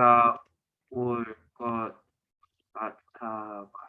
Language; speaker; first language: Korean; non-native, fluent; English